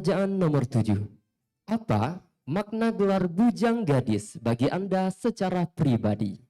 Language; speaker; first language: Indonesian; native; Indonesian